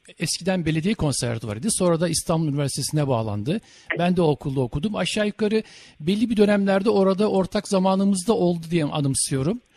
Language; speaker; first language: Turkish; native; Turkish